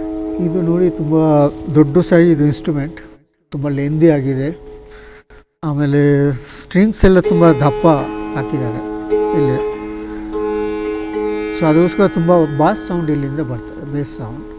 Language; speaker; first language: Kannada; non-native, learner; Bangla